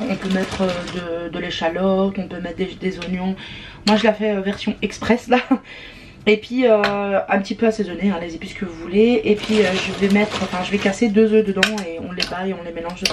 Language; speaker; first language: French; native; French